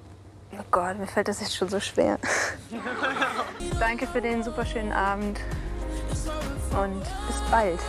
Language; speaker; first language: German; native; German